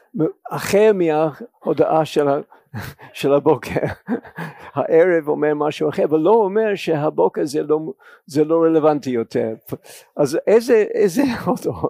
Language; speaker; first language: Hebrew; non-native, fluent; English